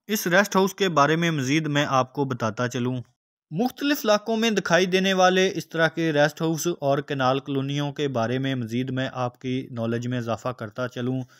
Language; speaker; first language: Urdu; non-native, local second language; Punjabi